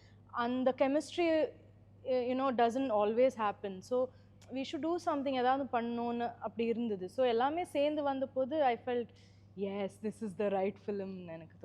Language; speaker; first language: Tamil; non-native, fluent; Malayalam